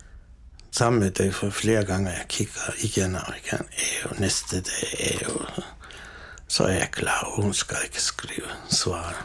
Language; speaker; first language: Danish; non-native, fluent; Turkish